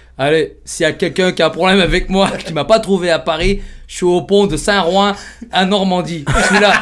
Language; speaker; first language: French; early bilingual, other home language; Arabic